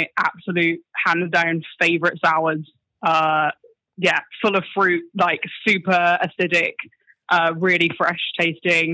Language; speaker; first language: English; native; English